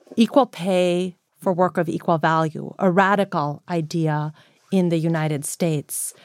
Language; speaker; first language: English; non-native, fluent; Greek